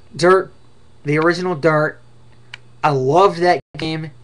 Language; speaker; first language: English; native; English